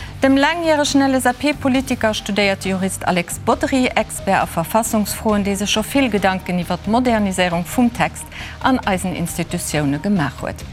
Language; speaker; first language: Luxembourgish; native; Luxembourgish